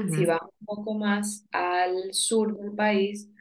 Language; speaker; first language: Spanish; native; Spanish